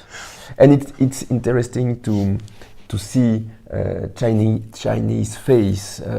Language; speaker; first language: English; non-native, learner; French